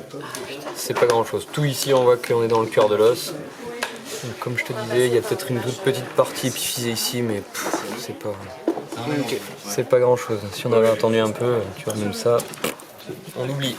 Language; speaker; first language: French; native; French